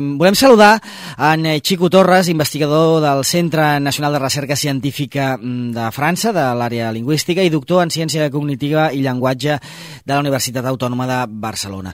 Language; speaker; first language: Catalan; native; Catalan